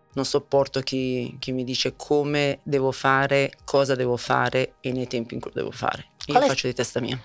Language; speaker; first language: Italian; native; Italian